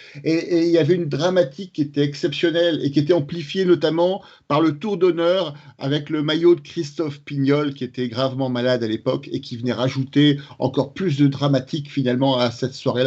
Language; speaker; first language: French; native; French